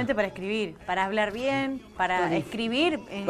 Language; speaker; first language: Spanish; native; Spanish